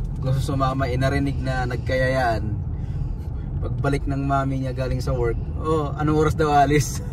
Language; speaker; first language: Filipino; non-native, local second language; Waray